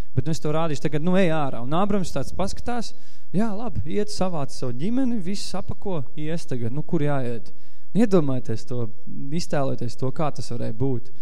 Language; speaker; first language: Latvian; native; Latvian